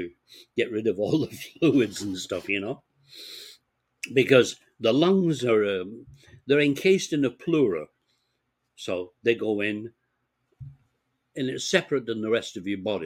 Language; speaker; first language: English; native; English